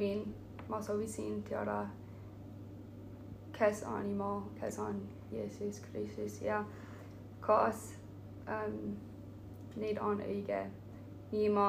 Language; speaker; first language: Estonian; non-native, learner; Finnish